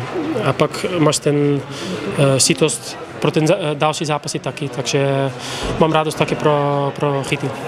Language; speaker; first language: Czech; non-native, learner; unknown